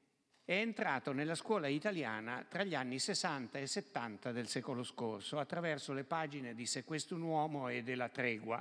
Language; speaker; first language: Italian; native; Italian